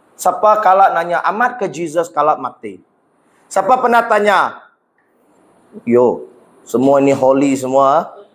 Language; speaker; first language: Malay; non-native, local second language; Iban